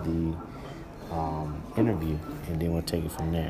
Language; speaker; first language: English; native; English